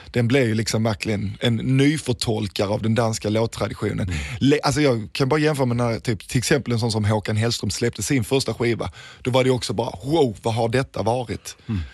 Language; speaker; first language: Swedish; early bilingual, other home language; Danish